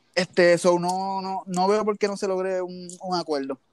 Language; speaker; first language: Spanish; native; Spanish